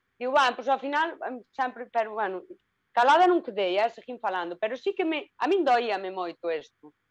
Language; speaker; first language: Galician; native; Galician